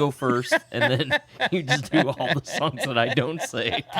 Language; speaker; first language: English; native; English